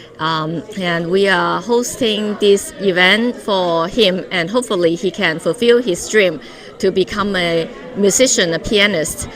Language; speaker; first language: English; non-native, fluent; Chinese